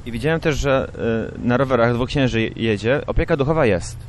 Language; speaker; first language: Polish; native; Polish